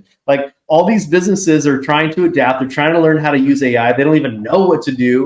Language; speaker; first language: English; native; English